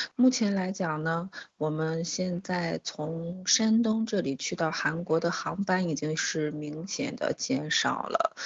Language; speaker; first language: Chinese; native; Chinese